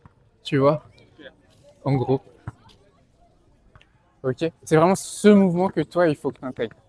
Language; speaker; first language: French; native; French